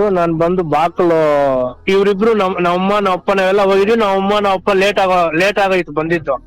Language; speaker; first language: Kannada; non-native, local second language; Telugu